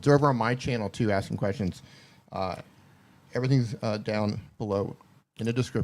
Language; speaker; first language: English; native; English